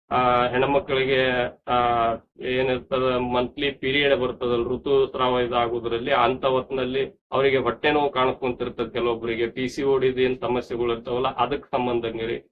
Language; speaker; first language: Kannada; non-native, local second language; Telugu